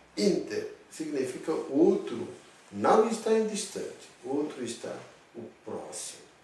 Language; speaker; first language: Portuguese; non-native, fluent; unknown